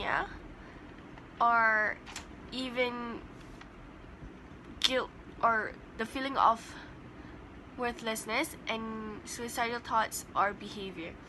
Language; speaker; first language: English; non-native, local second language; Malay